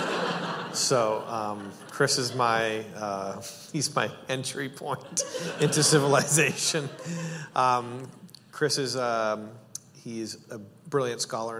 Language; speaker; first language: English; native; English